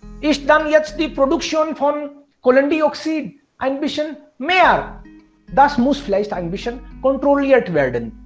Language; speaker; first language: German; non-native, fluent; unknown